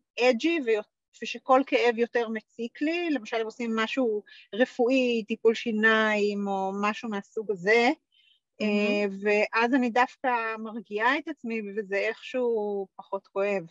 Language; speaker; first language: Hebrew; native; Hebrew